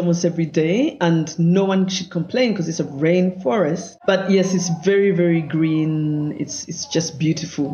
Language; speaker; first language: English; non-native, local second language; Ganda